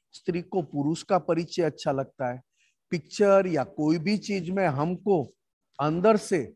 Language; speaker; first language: Hindi; non-native, local second language; Gujarati